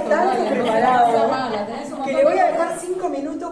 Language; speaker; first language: Spanish; native; Spanish